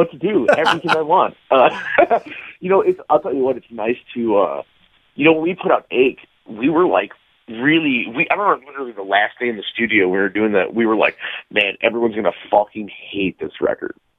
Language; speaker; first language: English; native; English